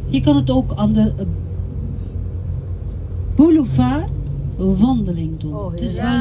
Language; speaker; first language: Dutch; non-native, fluent; Turkish